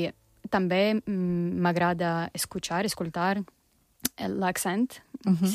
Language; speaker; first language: Catalan; non-native, learner; Russian